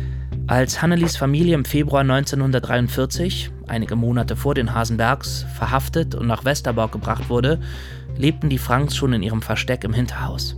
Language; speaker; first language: German; native; German